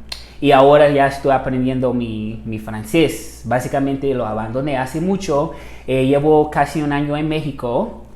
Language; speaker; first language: Spanish; non-native, fluent; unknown